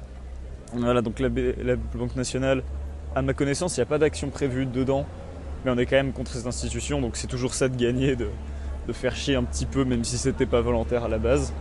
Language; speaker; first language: French; native; French